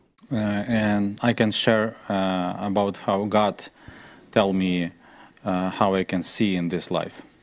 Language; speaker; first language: English; non-native, learner; Ukrainian